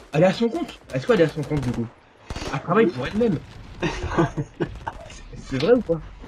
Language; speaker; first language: French; native; French